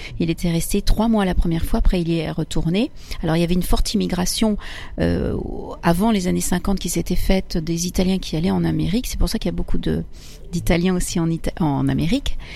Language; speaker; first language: French; early bilingual, other home language; Italian